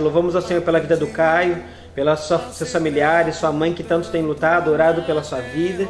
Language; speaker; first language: Portuguese; native; Portuguese